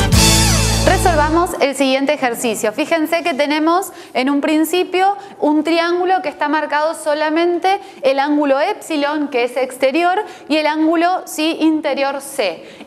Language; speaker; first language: Spanish; native; Spanish